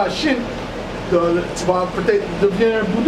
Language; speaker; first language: French; non-native, learner; English